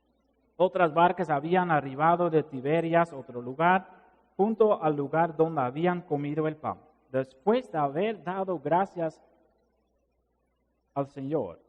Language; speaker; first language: Spanish; non-native, fluent; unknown